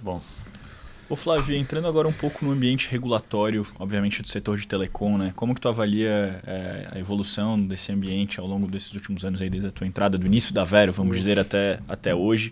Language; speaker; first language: Portuguese; native; Portuguese